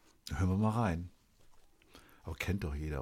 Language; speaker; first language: German; native; German